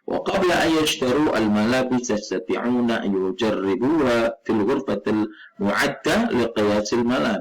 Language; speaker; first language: Arabic; non-native, fluent; Indonesian